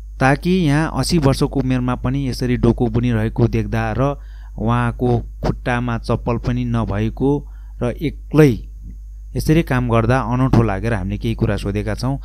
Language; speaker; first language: Nepali; native; Nepali